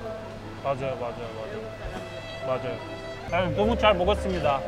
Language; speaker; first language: Korean; non-native, fluent; Russian